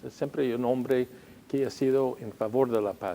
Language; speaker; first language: Spanish; non-native, fluent; English